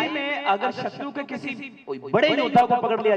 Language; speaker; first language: Hindi; native; Hindi